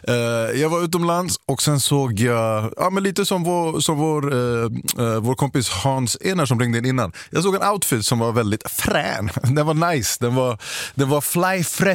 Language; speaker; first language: Swedish; native; Swedish